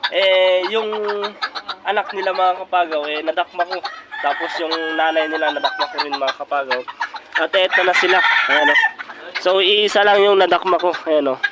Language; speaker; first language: Filipino; native; Filipino